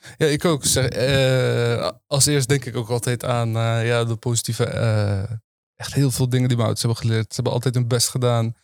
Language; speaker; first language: Dutch; early bilingual, other home language; Turkish